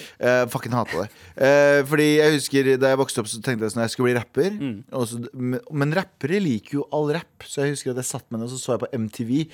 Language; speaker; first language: Norwegian; early bilingual, other home language; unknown